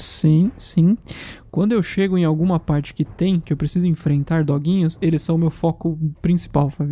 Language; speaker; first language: Portuguese; native; Portuguese